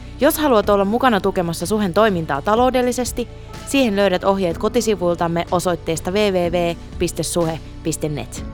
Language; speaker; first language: Finnish; native; Finnish